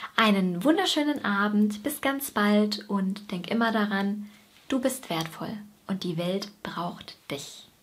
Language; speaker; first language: German; native; German